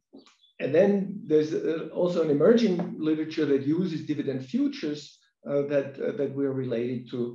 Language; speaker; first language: English; non-native, fluent; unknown